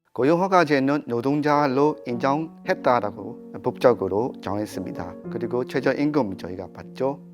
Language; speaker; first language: Korean; non-native, fluent; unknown